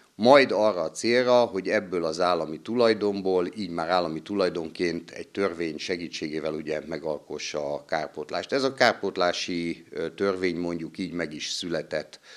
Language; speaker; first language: Hungarian; native; Hungarian